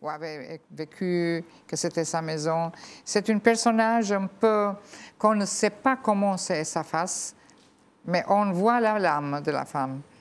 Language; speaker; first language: French; non-native, fluent; Albanian